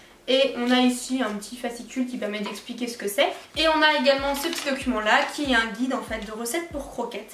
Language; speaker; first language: French; native; French